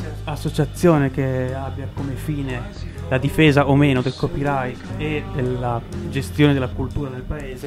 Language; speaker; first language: Italian; native; Italian